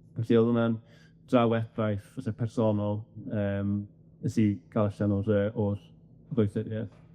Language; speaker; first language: Welsh; native; Welsh